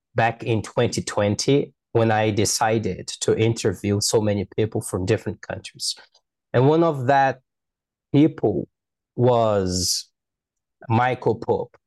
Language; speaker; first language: English; non-native, fluent; Portuguese